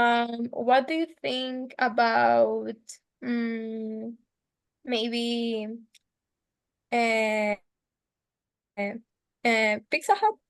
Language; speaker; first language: English; non-native, learner; Spanish